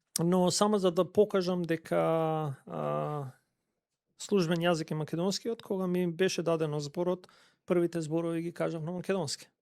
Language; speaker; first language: Macedonian; non-native, local second language; Albanian